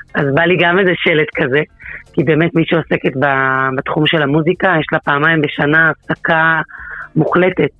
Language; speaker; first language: Hebrew; early bilingual, other home language; Russian